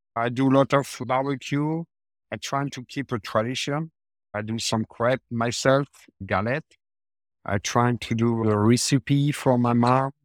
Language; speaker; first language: English; non-native, learner; French